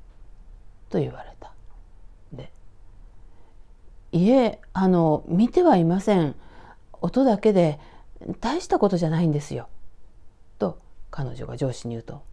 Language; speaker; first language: Japanese; native; Japanese